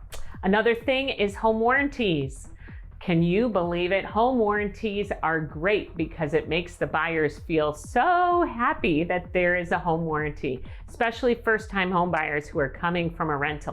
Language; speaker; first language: English; native; English